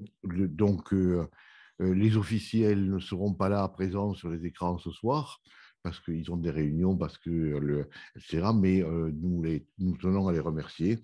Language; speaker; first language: French; native; French